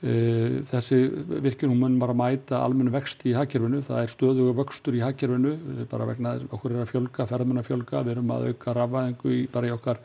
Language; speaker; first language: Icelandic; native; Icelandic